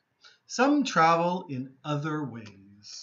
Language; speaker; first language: English; native; English